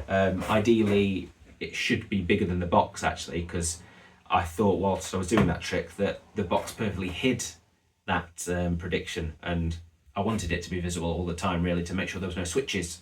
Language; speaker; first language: English; native; English